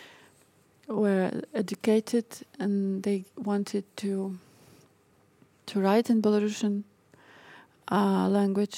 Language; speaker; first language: English; non-native, fluent; Russian